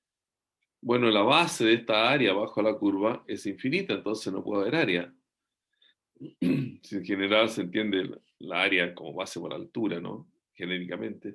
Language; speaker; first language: Spanish; native; Spanish